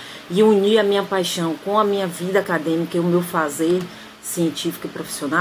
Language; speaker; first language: Portuguese; native; Portuguese